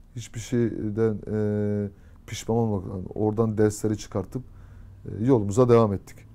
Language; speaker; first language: Turkish; early bilingual, heritage; Turkish